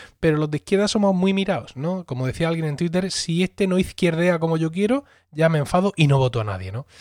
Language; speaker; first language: Spanish; native; Spanish